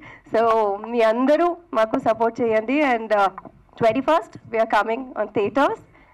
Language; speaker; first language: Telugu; non-native, fluent; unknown